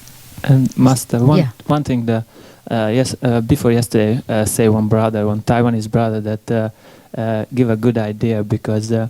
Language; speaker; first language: English; non-native, learner; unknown